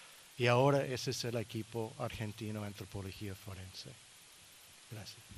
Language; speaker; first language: Spanish; non-native, learner; English